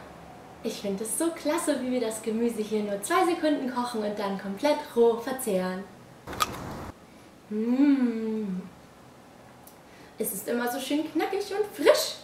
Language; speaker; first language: German; native; German